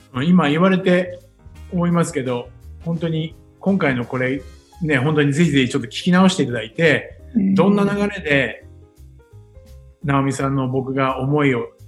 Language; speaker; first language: Japanese; native; Japanese